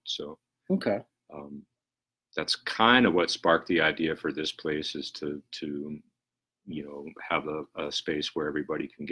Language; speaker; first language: English; native; English